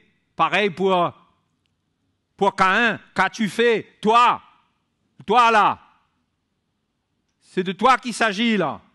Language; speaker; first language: French; native; French